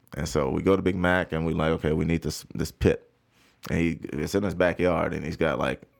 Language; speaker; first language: English; native; English